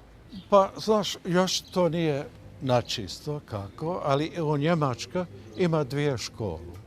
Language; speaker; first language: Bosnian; early bilingual, heritage; Bosnian